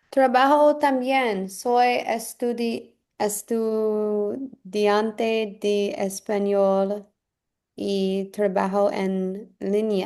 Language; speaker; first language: Spanish; non-native, learner; English